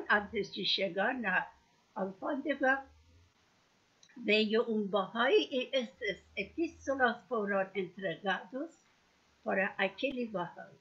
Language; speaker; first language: Portuguese; non-native, learner; Persian